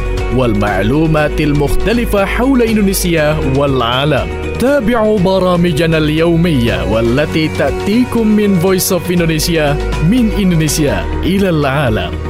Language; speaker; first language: Arabic; non-native, fluent; Indonesian